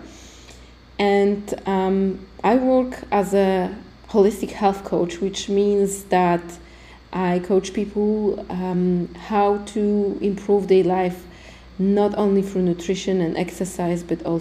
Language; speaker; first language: English; non-native, fluent; Polish